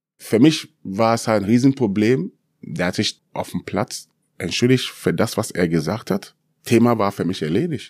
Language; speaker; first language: German; early bilingual, other home language; Akan